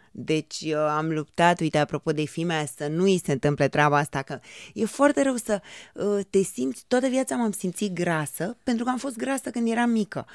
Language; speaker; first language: Romanian; native; Romanian